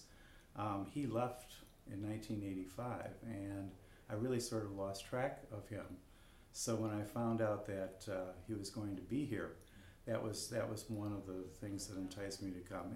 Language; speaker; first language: English; native; English